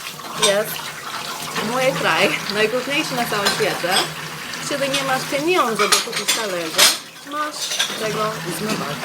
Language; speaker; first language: Polish; non-native, learner; English